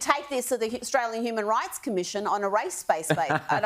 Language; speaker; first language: English; early bilingual, other home language; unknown